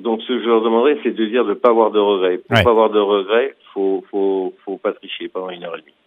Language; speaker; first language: French; native; French